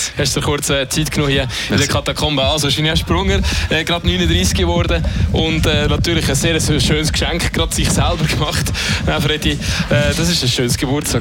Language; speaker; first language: German; native; German